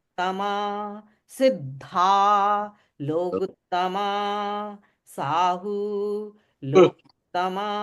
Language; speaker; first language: Hindi; native; Hindi